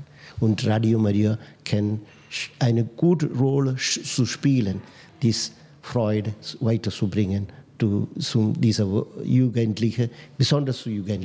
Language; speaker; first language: German; non-native, fluent; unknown